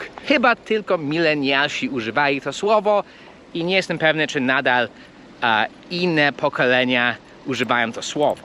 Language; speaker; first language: Polish; non-native, fluent; English